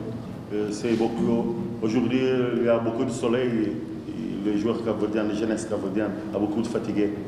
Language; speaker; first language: French; non-native, learner; Kabuverdianu